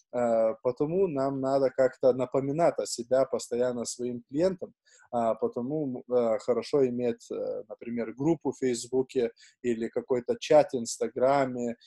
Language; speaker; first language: Russian; non-native, fluent; Lithuanian